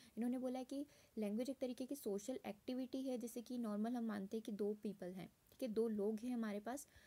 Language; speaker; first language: Hindi; native; Hindi